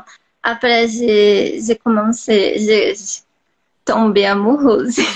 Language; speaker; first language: French; non-native, learner; Portuguese